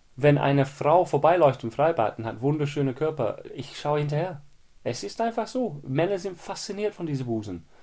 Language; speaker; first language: German; non-native, fluent; English